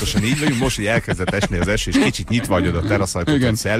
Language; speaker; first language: Hungarian; native; Hungarian